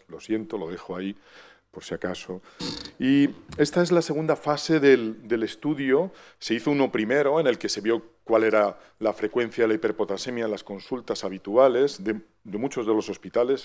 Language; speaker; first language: Spanish; native; Spanish